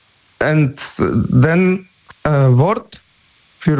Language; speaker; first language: German; non-native, learner; Polish